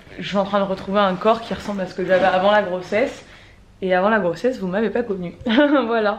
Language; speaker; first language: French; native; French